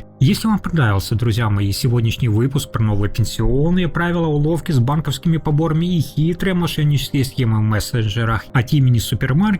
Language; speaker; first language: Russian; native; Russian